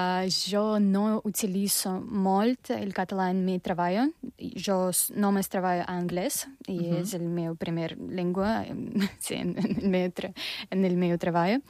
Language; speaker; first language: Catalan; non-native, learner; Russian